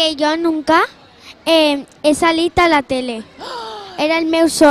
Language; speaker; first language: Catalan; non-native, local second language; Spanish